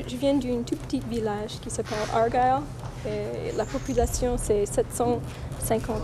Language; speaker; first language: French; non-native, fluent; English